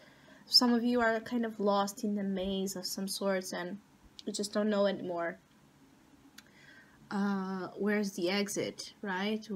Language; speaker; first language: English; non-native, fluent; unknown